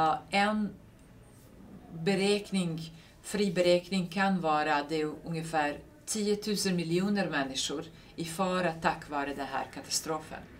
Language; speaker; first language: Swedish; non-native, fluent; Serbian